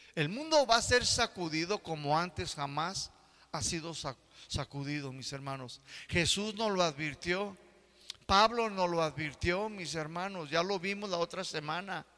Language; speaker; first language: Spanish; early bilingual, heritage; Spanish